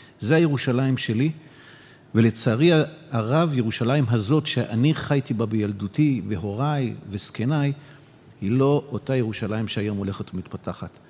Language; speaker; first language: Hebrew; native; Hebrew